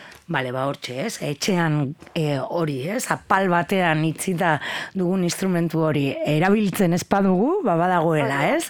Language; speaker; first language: Basque; native; Basque